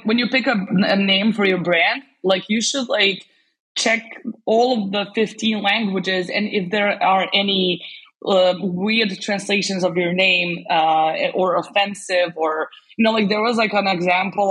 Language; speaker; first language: English; non-native, fluent; Serbian